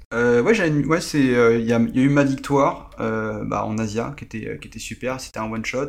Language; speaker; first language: French; early bilingual, other home language; Portuguese